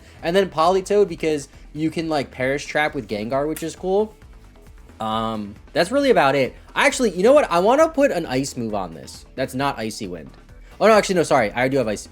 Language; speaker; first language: English; native; English